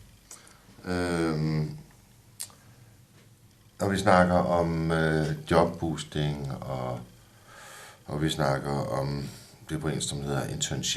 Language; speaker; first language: Danish; native; Danish